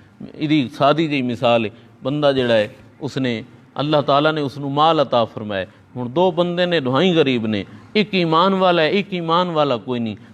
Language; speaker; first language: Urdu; non-native, local second language; Punjabi